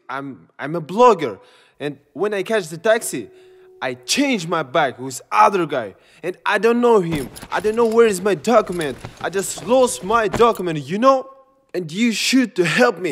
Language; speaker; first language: English; non-native, learner; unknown